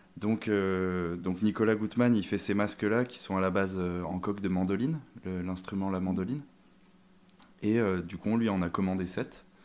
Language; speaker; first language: French; native; French